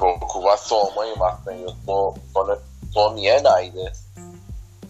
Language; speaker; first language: Japanese; non-native, fluent; Persian